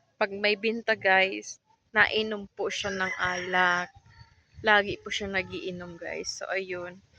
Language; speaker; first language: Filipino; non-native, local second language; Bikol